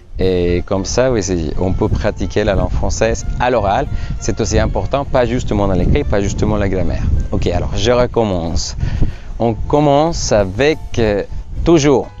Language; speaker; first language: French; non-native, fluent; Spanish